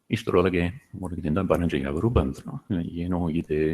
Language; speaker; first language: Kannada; non-native, fluent; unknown